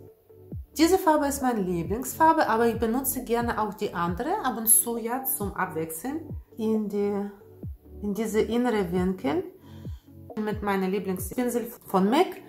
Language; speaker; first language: German; non-native, fluent; Russian